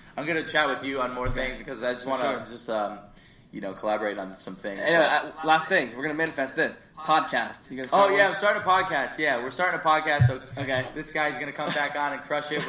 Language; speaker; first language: English; native; English